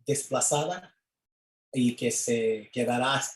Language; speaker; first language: Spanish; early bilingual, other home language; English